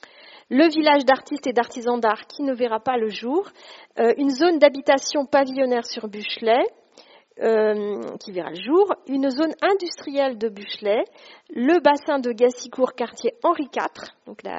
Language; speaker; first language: French; native; French